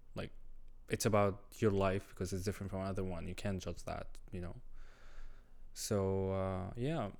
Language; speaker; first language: English; non-native, learner; Arabic